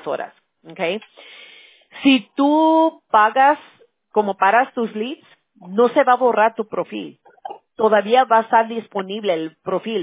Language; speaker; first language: Spanish; early bilingual, heritage; Spanish